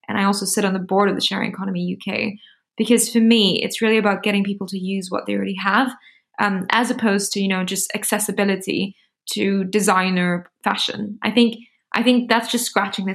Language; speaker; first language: English; native; English